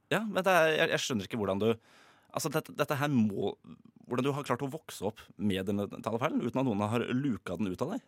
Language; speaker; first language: Norwegian; native; Norwegian